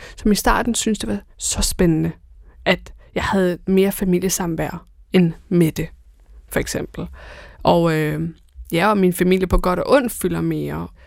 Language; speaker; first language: Danish; early bilingual, other home language; Persian